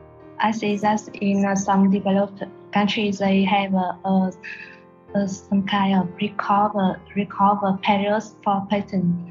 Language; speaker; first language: English; non-native, learner; Vietnamese